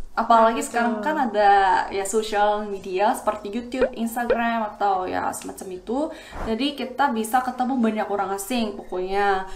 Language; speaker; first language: Indonesian; non-native, fluent; Korean